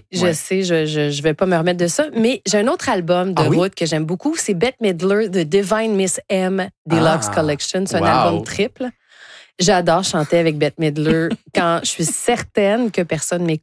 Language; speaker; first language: French; native; French